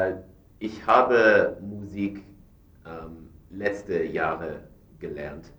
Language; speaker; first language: German; non-native, learner; English